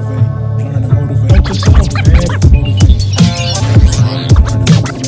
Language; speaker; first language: English; native; English